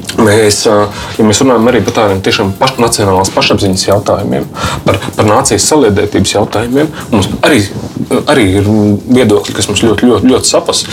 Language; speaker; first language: Latvian; native; Latvian